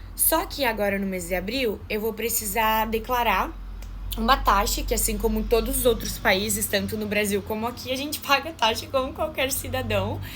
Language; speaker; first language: Portuguese; native; Portuguese